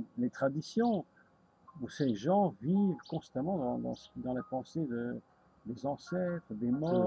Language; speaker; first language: French; native; French